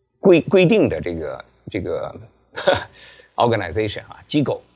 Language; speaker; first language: Chinese; native; Chinese